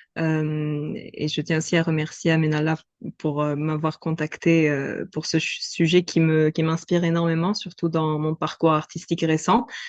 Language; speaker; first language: French; non-native, local second language; Arabic